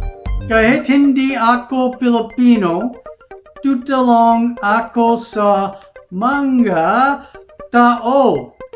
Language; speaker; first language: Filipino; non-native, learner; English